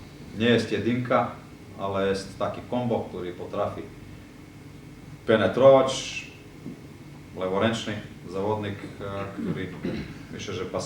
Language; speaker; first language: Polish; non-native, fluent; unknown